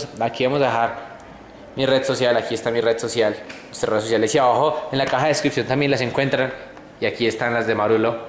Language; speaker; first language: Spanish; native; Spanish